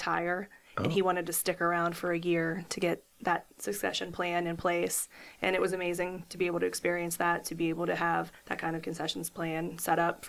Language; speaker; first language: English; native; English